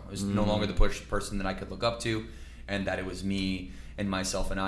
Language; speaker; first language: English; native; English